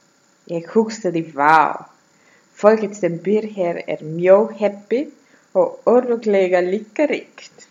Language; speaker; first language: Icelandic; non-native, learner; German